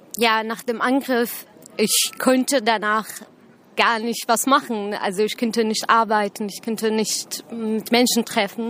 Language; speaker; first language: German; non-native, learner; Arabic